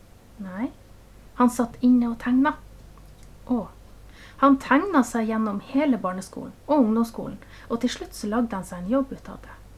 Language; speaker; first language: Norwegian; native; Norwegian